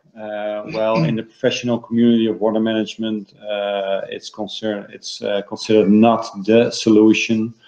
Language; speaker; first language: English; non-native, fluent; Dutch